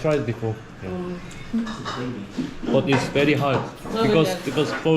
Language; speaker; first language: English; non-native, learner; Korean